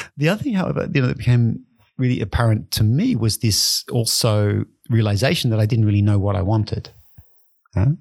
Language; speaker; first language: English; native; English